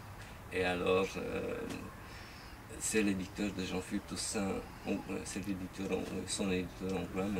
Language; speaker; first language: French; non-native, fluent; Hungarian